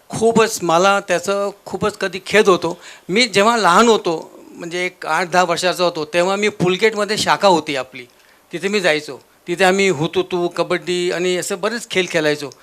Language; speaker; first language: Marathi; non-native, local second language; Marwari